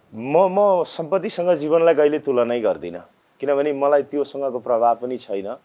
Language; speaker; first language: Nepali; native; Nepali